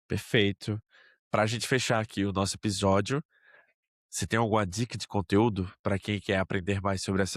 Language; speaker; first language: Portuguese; native; Portuguese